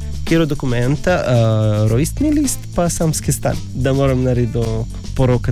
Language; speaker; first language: Slovenian; non-native, learner; Arabic